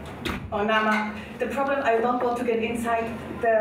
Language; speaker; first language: English; non-native, fluent; German